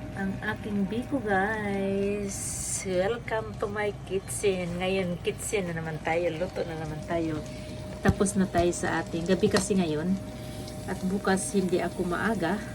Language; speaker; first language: Filipino; non-native, local second language; Cebuano